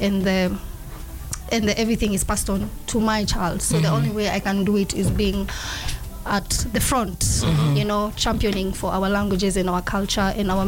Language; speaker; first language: English; non-native, local second language; Kikuyu